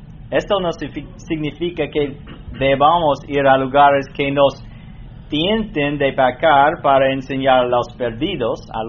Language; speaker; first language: Spanish; non-native, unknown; English